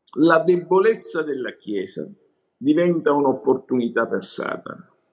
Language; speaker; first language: Italian; native; Italian